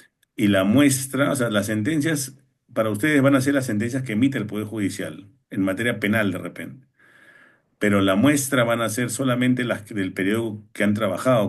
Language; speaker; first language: Spanish; native; Spanish